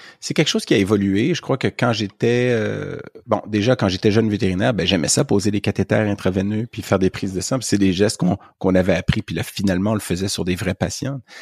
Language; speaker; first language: French; native; French